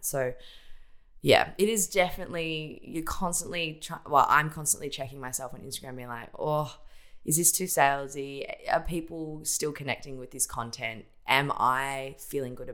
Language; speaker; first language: English; native; English